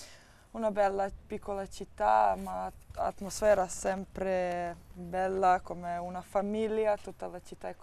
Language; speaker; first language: Italian; non-native, learner; English